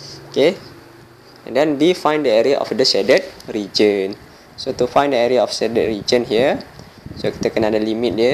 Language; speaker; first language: English; non-native, local second language; Malay